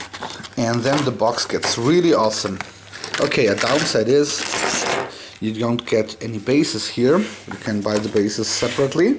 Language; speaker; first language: English; non-native, fluent; German